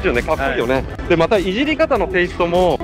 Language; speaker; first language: Japanese; native; Japanese